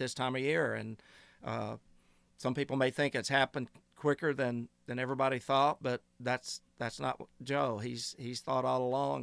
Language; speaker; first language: English; native; English